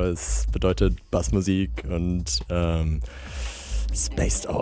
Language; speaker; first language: German; native; German